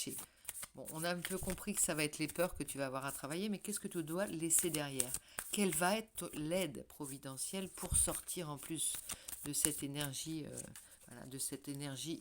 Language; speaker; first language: French; native; French